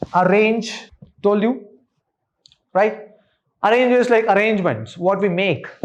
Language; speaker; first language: English; non-native, local second language; Kannada